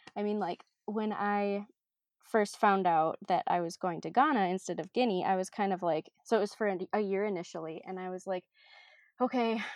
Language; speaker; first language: English; native; English